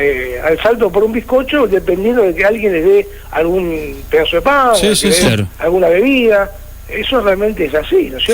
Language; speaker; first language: Spanish; native; Spanish